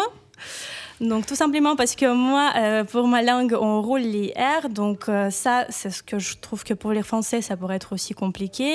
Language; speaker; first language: French; non-native, fluent; Ukrainian